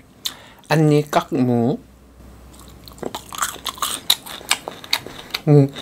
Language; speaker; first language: Thai; non-native, learner; Korean